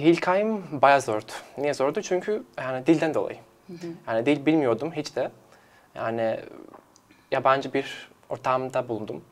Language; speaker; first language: Turkish; non-native, fluent; Serbian